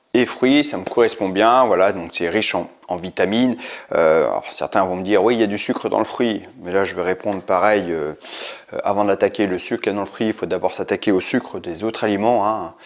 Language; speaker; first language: French; native; French